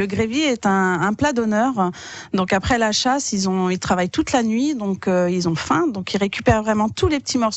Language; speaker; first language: French; native; French